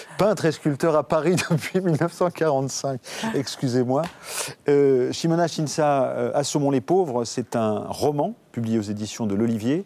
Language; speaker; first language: French; native; French